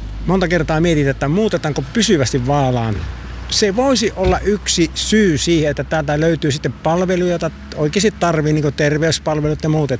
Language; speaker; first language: Finnish; native; Finnish